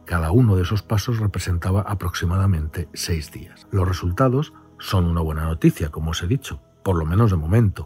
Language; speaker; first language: Spanish; native; Spanish